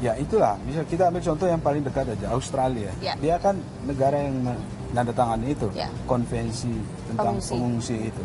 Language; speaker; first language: Indonesian; native; Indonesian